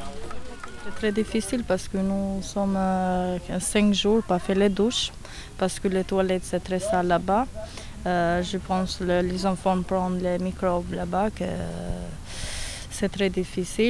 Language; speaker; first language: French; non-native, learner; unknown